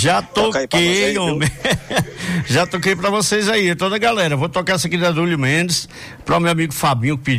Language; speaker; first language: Portuguese; native; Portuguese